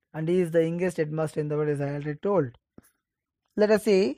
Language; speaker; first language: English; non-native, local second language; Kannada